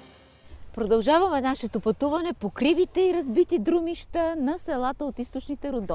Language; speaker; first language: Bulgarian; native; Bulgarian